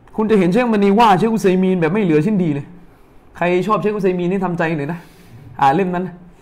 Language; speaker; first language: Thai; native; Thai